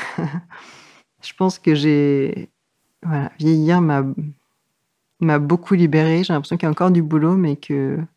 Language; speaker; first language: French; native; French